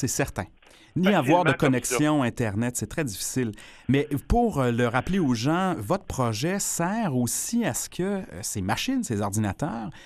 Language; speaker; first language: French; native; French